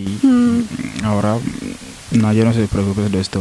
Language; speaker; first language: Spanish; non-native, learner; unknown